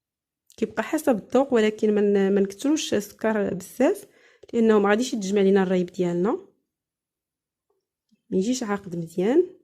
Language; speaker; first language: Arabic; native; Arabic